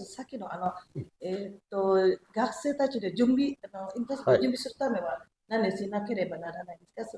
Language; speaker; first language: Japanese; non-native, learner; Indonesian